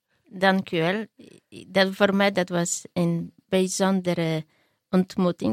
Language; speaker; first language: Dutch; non-native, learner; Polish